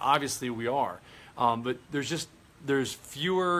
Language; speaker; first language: English; native; English